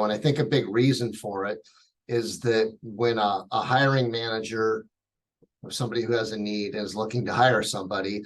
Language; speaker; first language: English; native; English